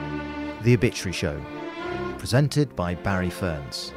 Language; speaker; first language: English; native; English